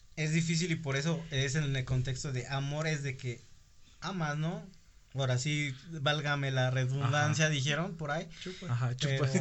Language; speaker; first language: Spanish; native; Spanish